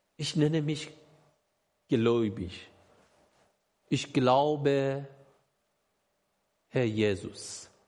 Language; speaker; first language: German; non-native, learner; Persian